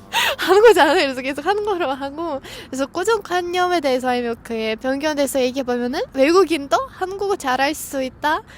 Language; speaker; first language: Korean; non-native, fluent; Russian